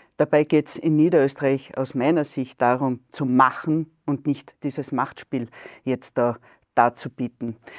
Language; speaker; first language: German; native; German